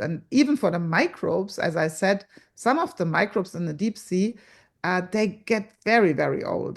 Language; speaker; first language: English; non-native, fluent; German